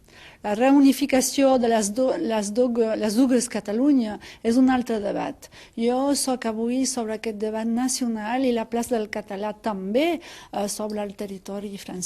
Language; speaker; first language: Catalan; early bilingual, heritage; Catalan